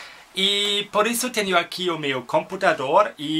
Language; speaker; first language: Portuguese; non-native, fluent; German